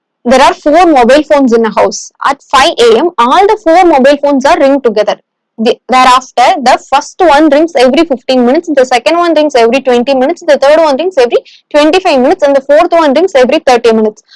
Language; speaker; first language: English; non-native, local second language; Tamil